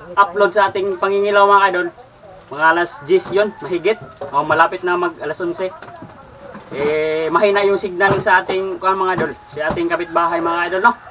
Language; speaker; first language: Filipino; native; Filipino